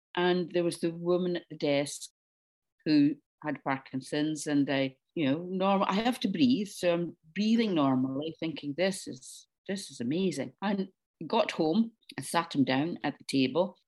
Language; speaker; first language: English; native; English